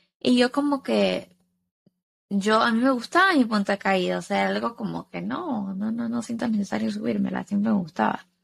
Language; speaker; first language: Spanish; early bilingual, heritage; Spanish